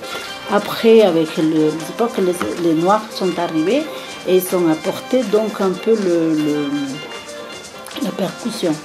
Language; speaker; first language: French; non-native, fluent; Spanish